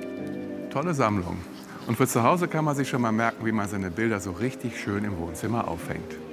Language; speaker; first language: German; native; German